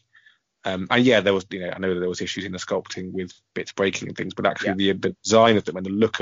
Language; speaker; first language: English; native; English